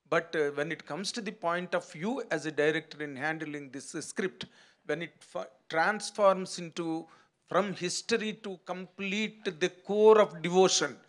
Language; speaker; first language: English; non-native, local second language; Telugu